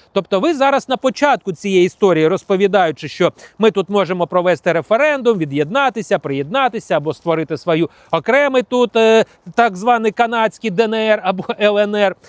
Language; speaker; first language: Ukrainian; non-native, local second language; Russian